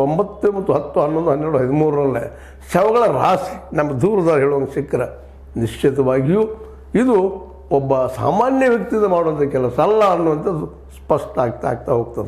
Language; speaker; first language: Kannada; native; Kannada